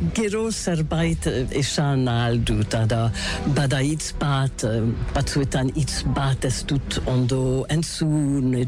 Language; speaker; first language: Basque; non-native, learner; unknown